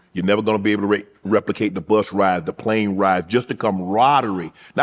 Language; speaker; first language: English; native; English